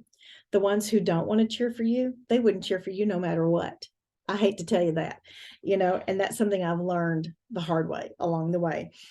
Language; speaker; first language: English; native; English